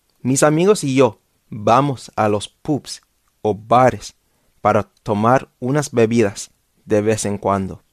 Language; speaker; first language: Spanish; non-native, fluent; English